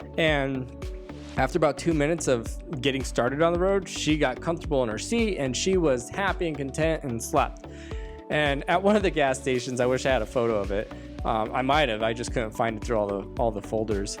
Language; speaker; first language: English; native; English